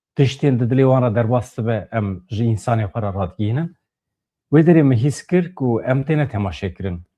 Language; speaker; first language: Kurdish; native; Kurdish